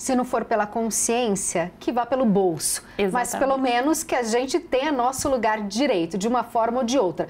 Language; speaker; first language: Portuguese; native; Portuguese